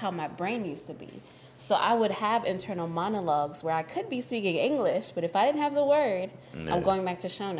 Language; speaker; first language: English; early bilingual, other home language; Shona